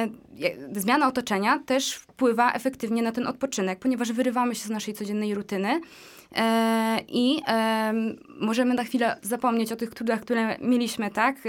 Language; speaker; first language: Polish; native; Polish